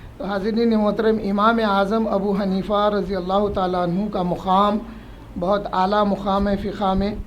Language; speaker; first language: Urdu; native; Urdu